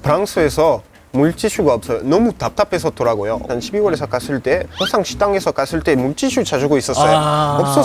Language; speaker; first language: Korean; non-native, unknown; French